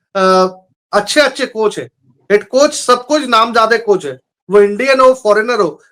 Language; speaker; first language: Hindi; non-native, local second language; Bangla